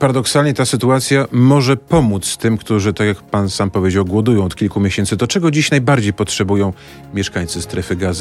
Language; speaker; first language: Polish; native; Polish